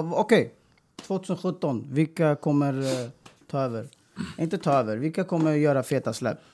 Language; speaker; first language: Swedish; early bilingual, other home language; Persian